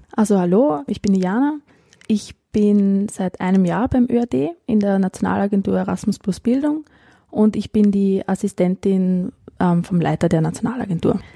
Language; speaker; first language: German; native; German